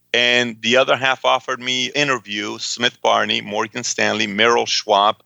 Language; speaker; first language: English; early bilingual, other home language; Persian